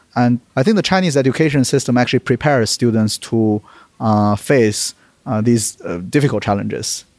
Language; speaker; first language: English; non-native, fluent; Chinese